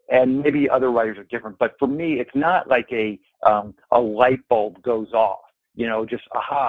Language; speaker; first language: English; native; English